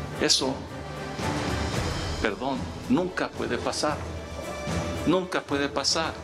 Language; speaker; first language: Spanish; early bilingual, heritage; Spanish